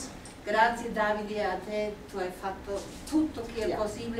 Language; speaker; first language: Italian; non-native, fluent; German